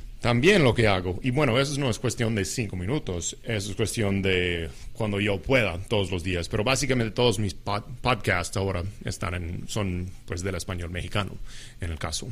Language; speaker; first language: Spanish; non-native, fluent; English